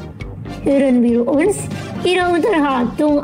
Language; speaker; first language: German; non-native, fluent; Indonesian